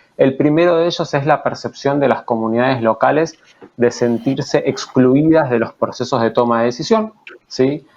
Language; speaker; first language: Spanish; native; Spanish